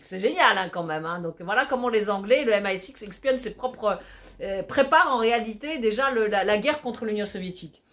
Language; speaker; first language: French; early bilingual, other home language; Polish